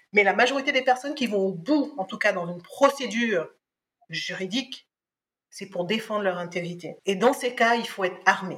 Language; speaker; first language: French; early bilingual, other home language; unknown